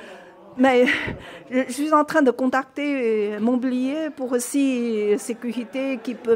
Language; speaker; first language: French; non-native, learner; Chinese